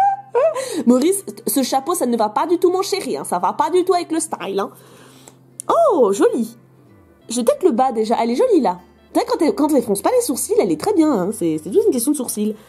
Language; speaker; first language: French; native; French